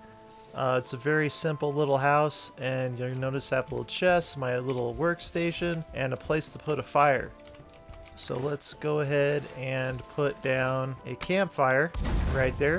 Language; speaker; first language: English; native; English